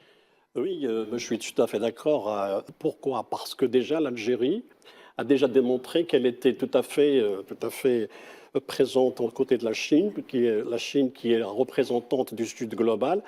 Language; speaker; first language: French; non-native, local second language; Arabic